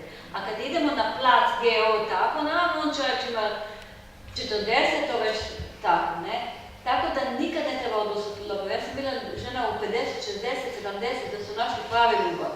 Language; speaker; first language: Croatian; non-native, learner; Hebrew